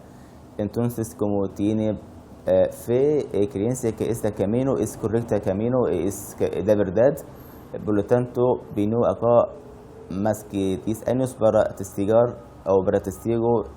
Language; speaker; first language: Spanish; non-native, learner; Arabic